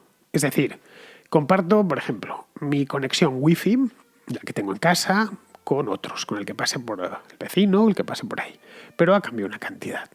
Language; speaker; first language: Spanish; native; Spanish